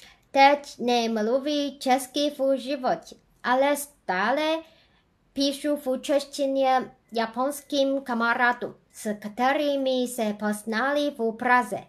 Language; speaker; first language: Czech; non-native, learner; Chinese